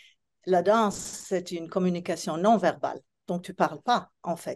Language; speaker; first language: French; non-native, fluent; Italian